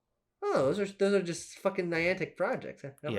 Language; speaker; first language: English; native; English